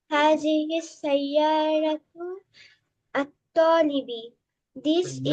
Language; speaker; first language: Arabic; non-native, learner; Bangla